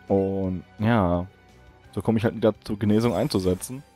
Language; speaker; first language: German; native; German